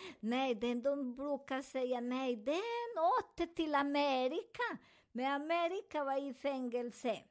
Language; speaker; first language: Swedish; non-native, learner; Spanish